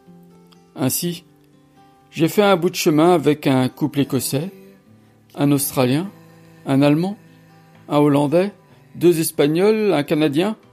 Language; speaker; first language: French; native; French